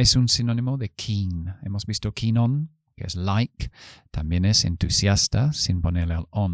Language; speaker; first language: Spanish; non-native, fluent; English